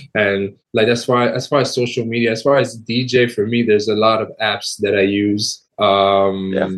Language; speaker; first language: English; native; English